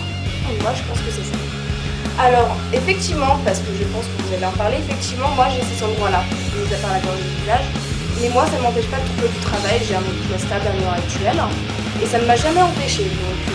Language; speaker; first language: French; native; French